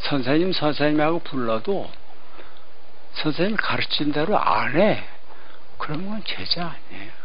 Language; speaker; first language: Korean; native; Korean